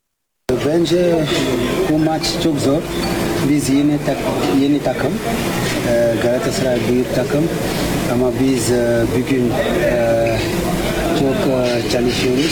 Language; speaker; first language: Turkish; non-native, learner; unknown